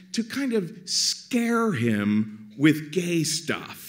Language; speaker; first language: English; native; English